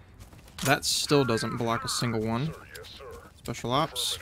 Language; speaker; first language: English; native; English